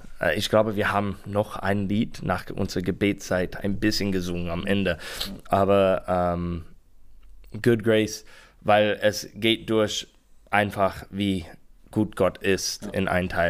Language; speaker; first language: German; non-native, learner; English